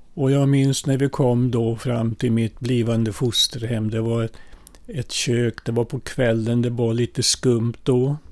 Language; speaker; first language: Swedish; early bilingual, other home language; Finnish